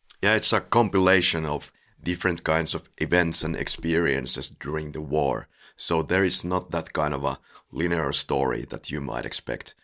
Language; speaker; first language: English; non-native, fluent; Finnish